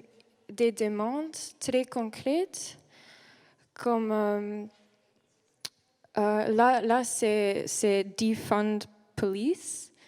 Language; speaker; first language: French; non-native, learner; English